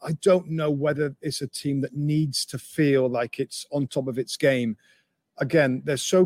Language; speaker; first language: English; native; English